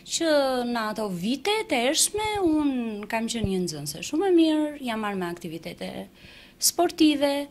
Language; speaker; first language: Albanian; non-native, local second language; Romany